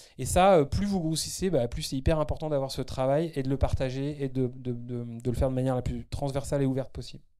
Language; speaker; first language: French; native; French